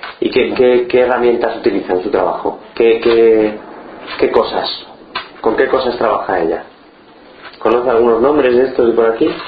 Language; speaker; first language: Spanish; native; Spanish